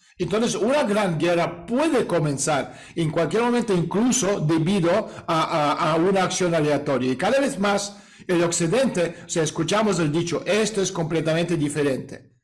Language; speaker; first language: Spanish; non-native, fluent; Russian